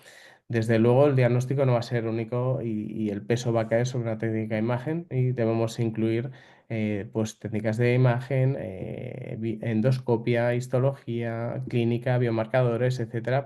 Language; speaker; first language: Spanish; native; Spanish